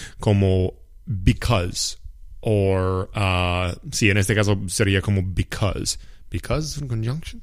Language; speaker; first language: Spanish; non-native, fluent; English